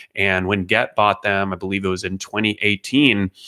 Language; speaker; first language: English; native; English